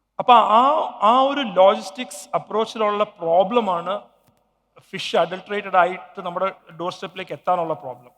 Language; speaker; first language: Malayalam; early bilingual, heritage; Malayalam